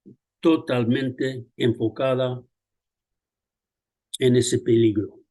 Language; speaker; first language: Spanish; early bilingual, other home language; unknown